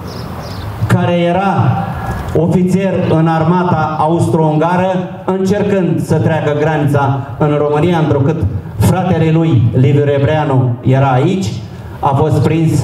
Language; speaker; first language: Romanian; native; Romanian